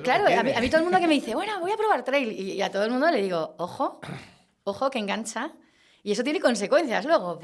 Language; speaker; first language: Spanish; native; Spanish